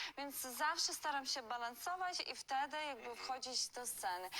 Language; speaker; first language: Polish; non-native, fluent; Ukrainian